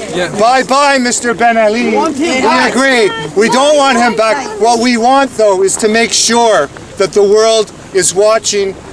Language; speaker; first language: English; native; English